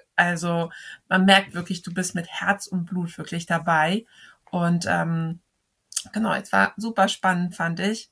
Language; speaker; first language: German; native; German